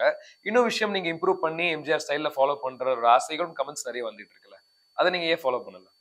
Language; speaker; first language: Tamil; native; Tamil